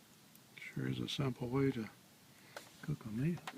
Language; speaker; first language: English; native; English